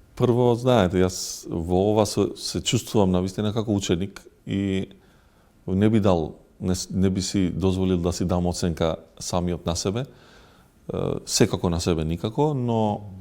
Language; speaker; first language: Macedonian; non-native, local second language; Albanian